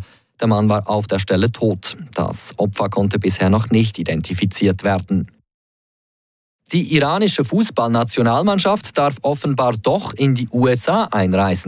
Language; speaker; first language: German; native; German